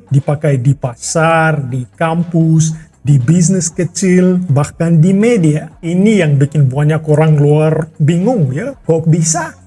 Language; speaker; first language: Indonesian; non-native, fluent; Russian